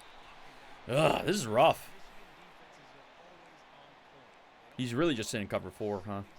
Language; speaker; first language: English; native; English